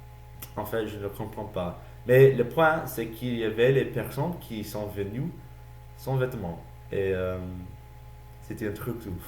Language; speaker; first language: French; non-native, learner; English